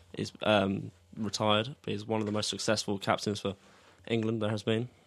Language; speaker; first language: English; native; English